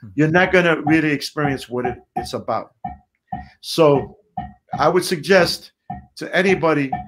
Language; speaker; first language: English; early bilingual, other home language; Spanish